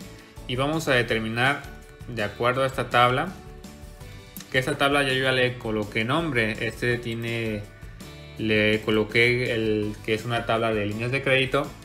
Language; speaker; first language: Spanish; native; Spanish